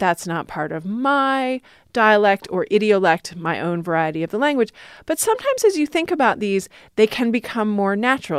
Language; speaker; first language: English; native; English